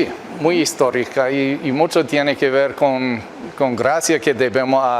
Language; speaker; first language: Spanish; non-native, fluent; English